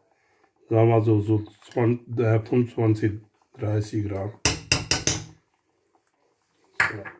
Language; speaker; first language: German; non-native, learner; Urdu